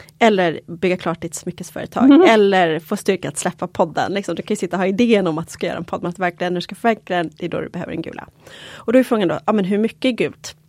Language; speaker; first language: Swedish; early bilingual, other home language; Polish